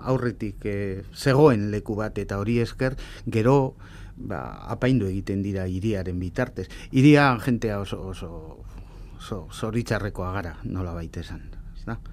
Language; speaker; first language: Basque; native; Basque